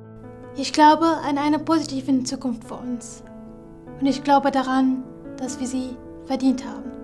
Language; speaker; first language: German; non-native, fluent; Kurdish